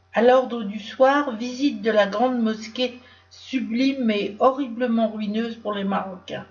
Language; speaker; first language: French; native; French